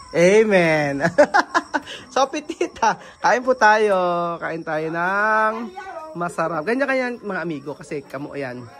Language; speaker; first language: Filipino; native; Filipino